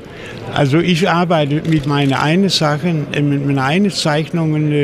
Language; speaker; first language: German; non-native, fluent; Danish